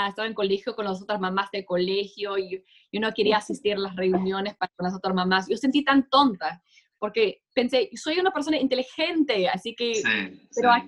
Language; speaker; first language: Spanish; non-native, fluent; English